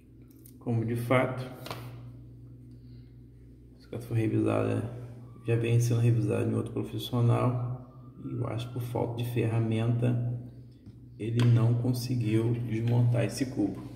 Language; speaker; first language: Portuguese; native; Portuguese